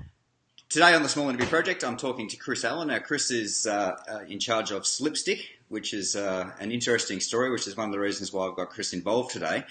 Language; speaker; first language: English; native; English